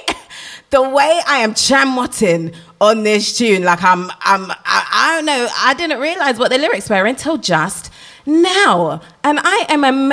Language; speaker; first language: English; non-native, local second language; Krio